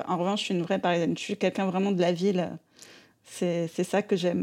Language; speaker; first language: French; native; French